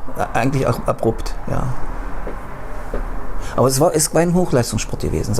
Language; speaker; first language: German; non-native, fluent; Russian